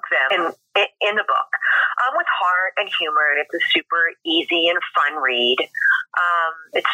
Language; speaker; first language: English; native; English